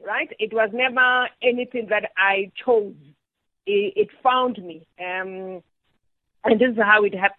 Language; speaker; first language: English; non-native, local second language; Southern Sotho